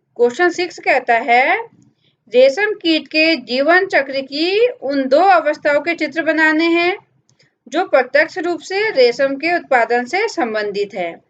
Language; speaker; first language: Hindi; native; Hindi